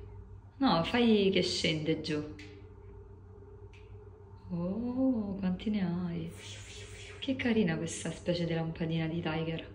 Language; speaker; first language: Italian; native; Italian